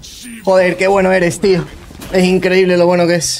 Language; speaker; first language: Spanish; native; Spanish